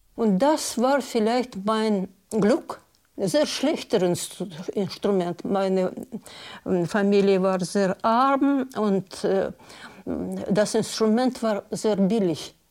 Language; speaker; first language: German; non-native, learner; Russian